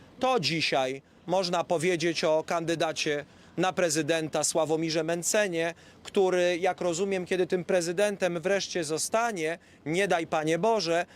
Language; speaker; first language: Polish; native; Polish